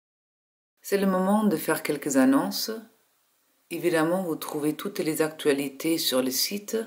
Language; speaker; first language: French; native; French